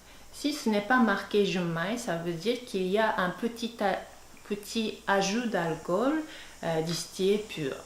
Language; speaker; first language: French; non-native, fluent; Japanese